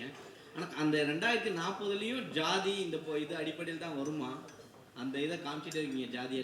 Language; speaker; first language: Tamil; native; Tamil